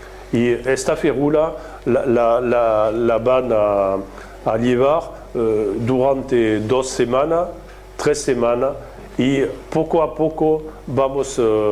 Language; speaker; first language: Spanish; non-native, fluent; French